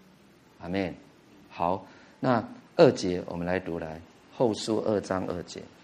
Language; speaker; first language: Chinese; native; Chinese